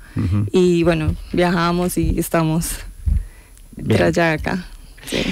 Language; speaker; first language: Spanish; native; Spanish